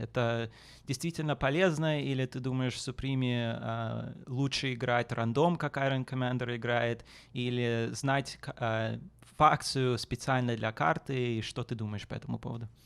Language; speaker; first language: Russian; early bilingual, heritage; Russian